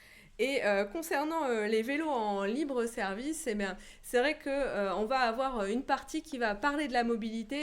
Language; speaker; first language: French; native; French